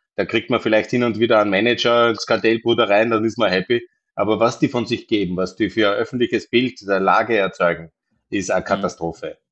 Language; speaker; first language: German; native; German